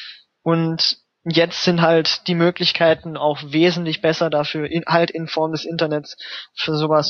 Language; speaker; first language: German; native; German